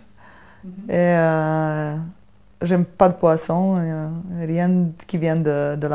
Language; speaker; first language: French; non-native, fluent; Serbian